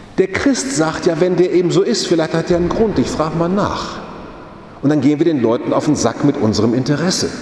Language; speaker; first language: German; native; German